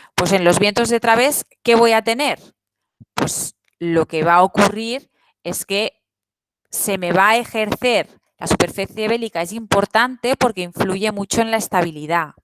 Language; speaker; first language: Spanish; non-native, local second language; Catalan